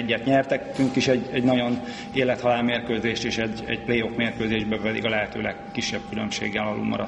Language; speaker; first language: Hungarian; native; Hungarian